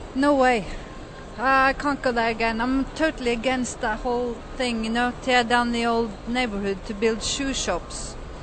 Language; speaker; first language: English; native; English